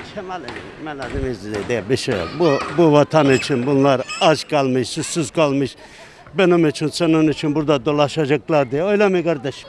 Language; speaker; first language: Turkish; native; Turkish